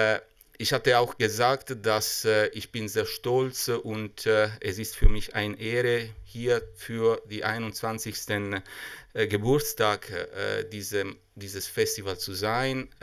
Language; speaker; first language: German; non-native, fluent; Italian